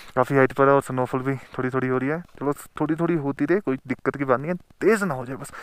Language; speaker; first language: Hindi; native; Hindi